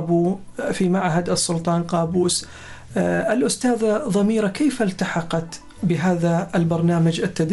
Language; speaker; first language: Arabic; native; Arabic